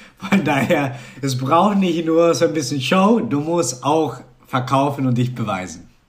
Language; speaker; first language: German; non-native, fluent; Spanish